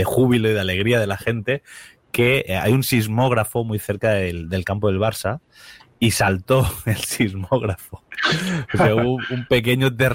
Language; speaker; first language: Spanish; native; Spanish